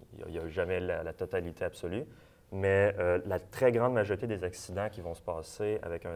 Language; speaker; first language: French; native; French